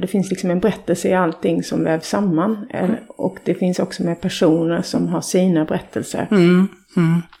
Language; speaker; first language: Swedish; native; Swedish